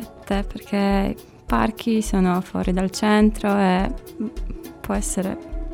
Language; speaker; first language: Italian; non-native, learner; Latvian